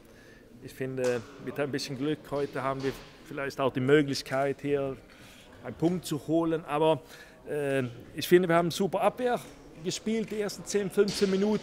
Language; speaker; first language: German; non-native, fluent; Swedish